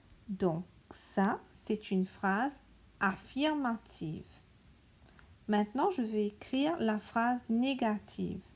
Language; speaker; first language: French; non-native, local second language; Morisyen